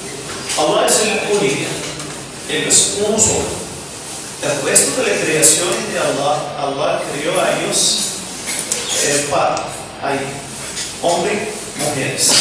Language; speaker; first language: Spanish; non-native, fluent; Arabic